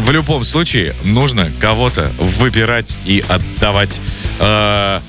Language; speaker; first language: Russian; native; Russian